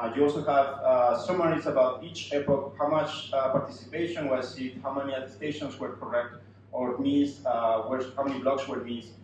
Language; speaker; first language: English; non-native, fluent; Spanish